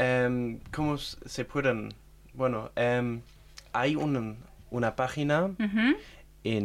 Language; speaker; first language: Spanish; non-native, learner; German